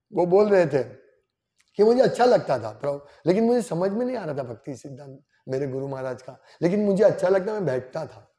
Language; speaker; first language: Hindi; non-native, local second language; Gujarati